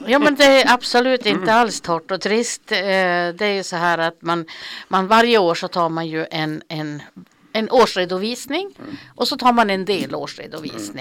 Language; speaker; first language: Swedish; native; Swedish